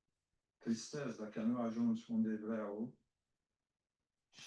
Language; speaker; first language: Romanian; early bilingual, other home language; French